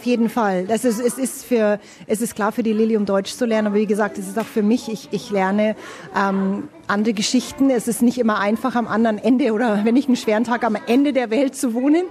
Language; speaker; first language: German; native; German